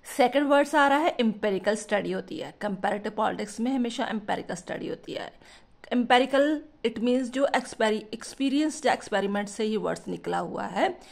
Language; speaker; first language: Hindi; non-native, local second language; Punjabi